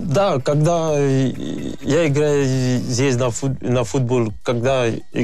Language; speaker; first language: Russian; non-native, learner; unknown